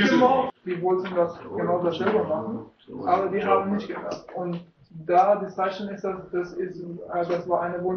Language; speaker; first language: German; non-native, learner; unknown